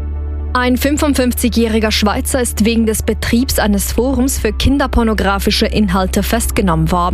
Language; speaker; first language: German; native; German